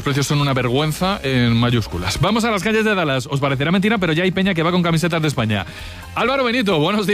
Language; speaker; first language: Spanish; native; Spanish